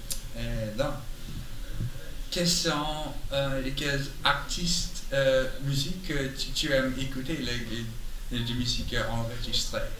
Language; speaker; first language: French; non-native, learner; English